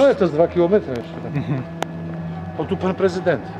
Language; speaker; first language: Russian; non-native, learner; Polish